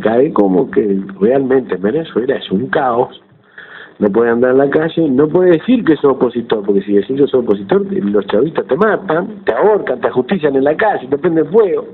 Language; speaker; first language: Spanish; native; Spanish